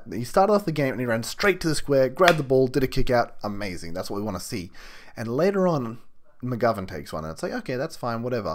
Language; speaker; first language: English; native; English